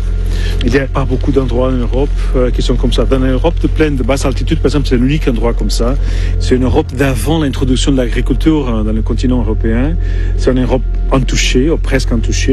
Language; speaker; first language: French; non-native, fluent; Portuguese